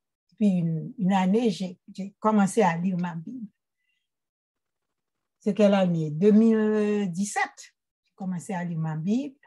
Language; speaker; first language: French; non-native, local second language; Haitian Creole